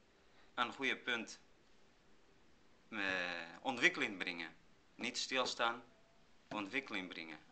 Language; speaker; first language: Dutch; non-native, learner; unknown